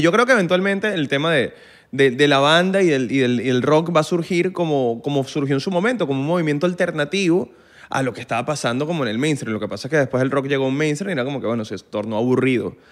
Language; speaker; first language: Spanish; native; Spanish